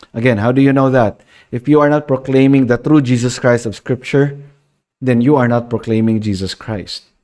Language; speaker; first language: English; non-native, local second language; Filipino